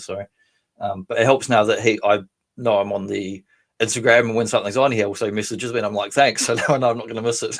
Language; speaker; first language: English; native; English